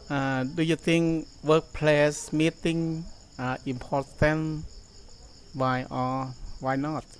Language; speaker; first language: English; non-native, learner; Thai